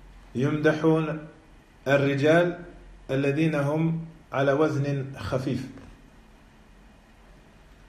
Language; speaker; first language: Arabic; non-native, fluent; French